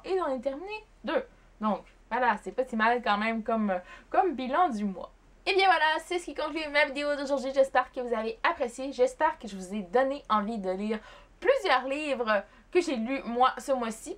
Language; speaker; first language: French; native; French